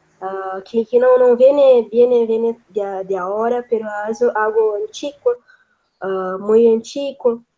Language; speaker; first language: Portuguese; non-native, fluent; Spanish